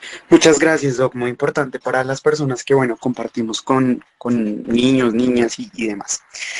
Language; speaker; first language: Spanish; native; Spanish